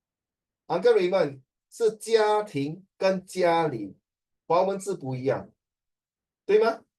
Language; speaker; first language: Chinese; native; Chinese